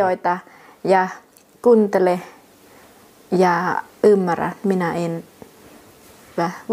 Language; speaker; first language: Finnish; non-native, learner; Thai